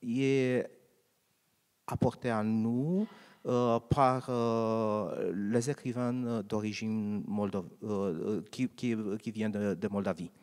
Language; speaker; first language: French; non-native, learner; Romanian